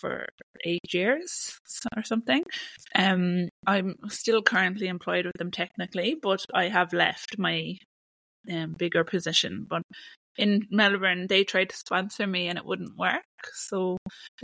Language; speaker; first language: English; native; English